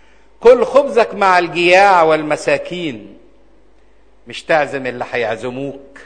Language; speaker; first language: Arabic; native; Arabic